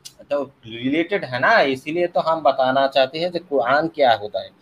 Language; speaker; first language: Hindi; non-native, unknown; Bangla